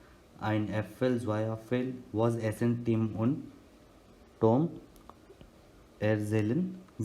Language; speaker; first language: German; non-native, learner; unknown